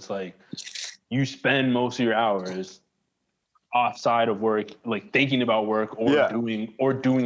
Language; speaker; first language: English; native; English